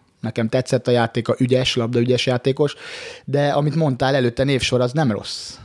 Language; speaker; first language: Hungarian; native; Hungarian